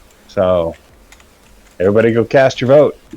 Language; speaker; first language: English; native; English